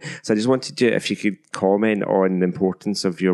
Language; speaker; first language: English; native; English